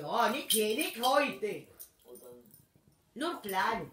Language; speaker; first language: German; non-native, learner; Filipino